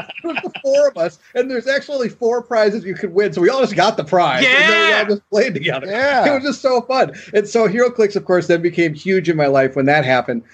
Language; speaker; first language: English; native; English